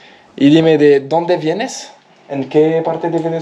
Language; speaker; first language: Spanish; non-native, learner; French